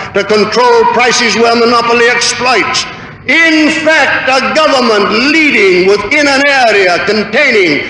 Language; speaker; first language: English; native; English